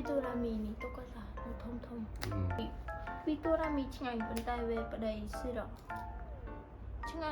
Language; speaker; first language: Korean; non-native, learner; Khmer